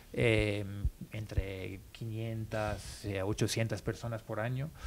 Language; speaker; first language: Spanish; non-native, fluent; English